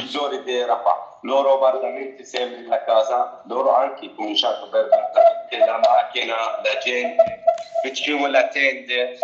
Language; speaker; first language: Italian; non-native, learner; Arabic